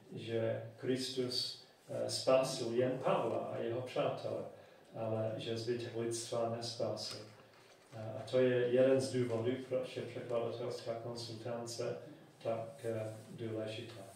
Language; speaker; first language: Czech; non-native, fluent; English